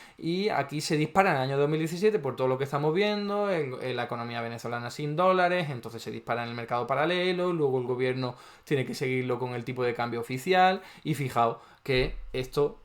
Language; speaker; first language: Spanish; native; Spanish